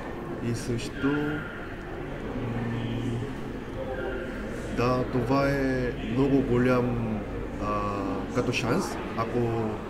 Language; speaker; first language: Bulgarian; non-native, learner; Korean